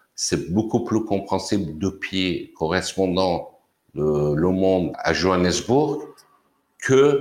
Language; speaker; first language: French; non-native, fluent; Persian